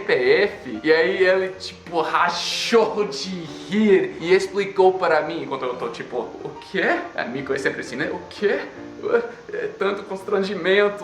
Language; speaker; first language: Portuguese; non-native, fluent; English